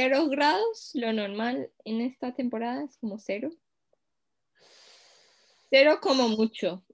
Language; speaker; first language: Spanish; non-native, fluent; English